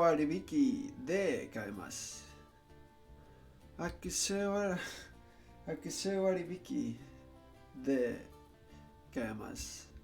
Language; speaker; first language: Japanese; non-native, learner; Spanish